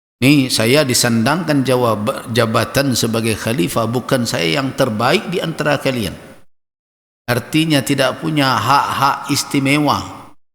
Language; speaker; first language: Malay; non-native, local second language; Minangkabau